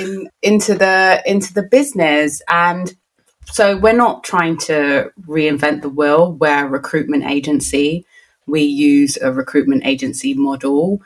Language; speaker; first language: English; native; English